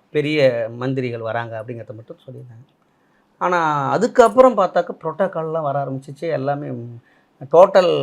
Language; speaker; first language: Tamil; native; Tamil